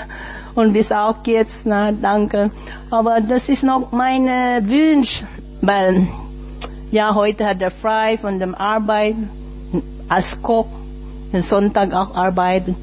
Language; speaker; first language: German; non-native, learner; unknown